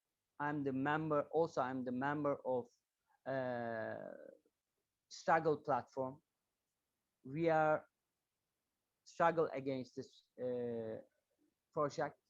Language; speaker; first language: English; non-native, learner; Turkish